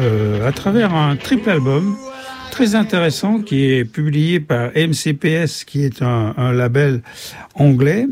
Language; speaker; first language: French; native; French